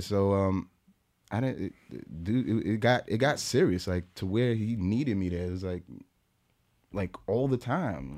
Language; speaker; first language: English; native; English